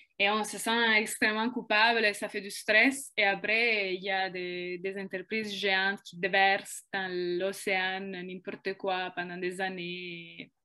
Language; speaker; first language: French; non-native, fluent; Italian